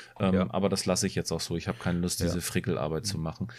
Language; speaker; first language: German; native; German